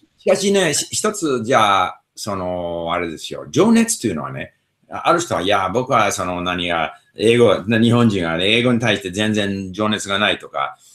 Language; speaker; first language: Japanese; non-native, fluent; English